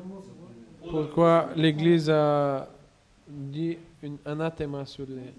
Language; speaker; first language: French; non-native, fluent; Bulgarian